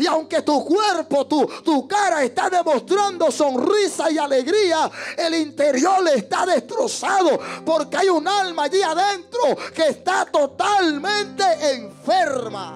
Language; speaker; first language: Spanish; native; Spanish